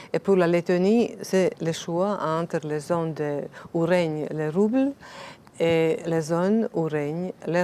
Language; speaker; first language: French; non-native, fluent; Latvian